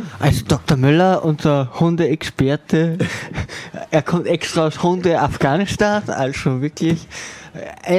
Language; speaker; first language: German; native; German